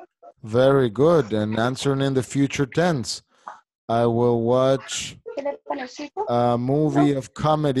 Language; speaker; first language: English; non-native, fluent; Spanish